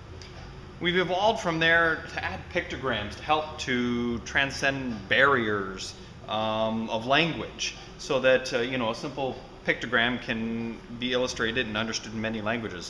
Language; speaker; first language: English; native; English